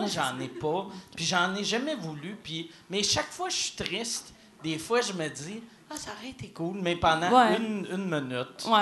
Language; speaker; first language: French; native; French